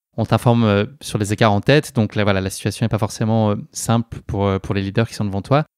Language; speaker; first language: French; native; French